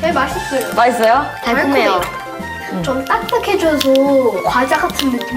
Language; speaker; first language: Korean; non-native, learner; English